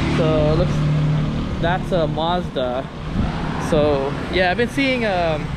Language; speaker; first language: English; early bilingual, other home language; Vietnamese